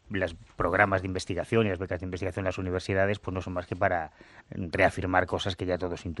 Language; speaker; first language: Spanish; native; Spanish